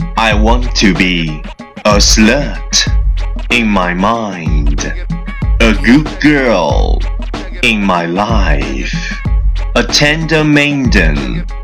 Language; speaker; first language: English; non-native, fluent; Chinese